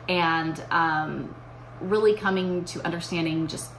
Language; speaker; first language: English; native; English